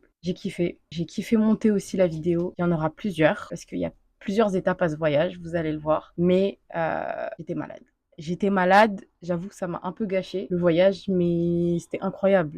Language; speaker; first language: French; native; French